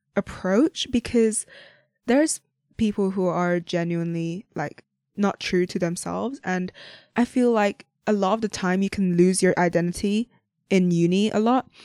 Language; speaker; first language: English; non-native, local second language; Cantonese